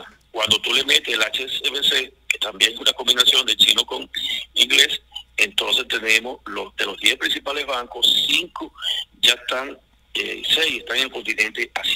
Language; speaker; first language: Spanish; native; Spanish